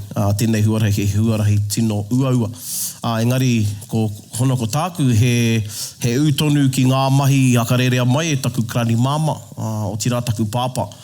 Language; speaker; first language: Māori; native; Māori